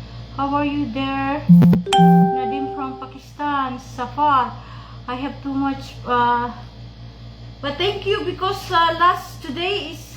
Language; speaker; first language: English; non-native, local second language; Filipino